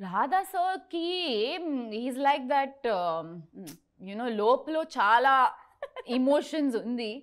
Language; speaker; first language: Telugu; non-native, learner; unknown